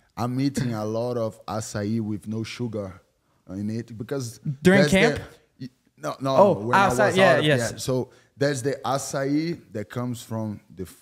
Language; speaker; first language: English; non-native, fluent; Portuguese